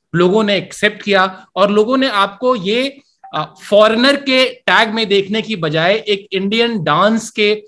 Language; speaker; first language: Hindi; native; Hindi